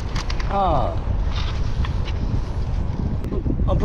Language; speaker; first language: Chinese; non-native, learner; Filipino